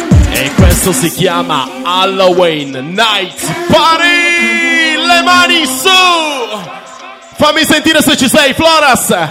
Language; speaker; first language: Italian; native; Italian